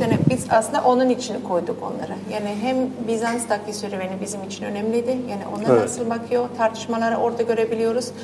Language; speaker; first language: Turkish; non-native, fluent; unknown